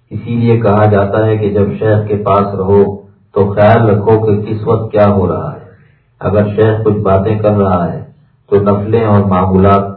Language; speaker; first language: Urdu; native; Urdu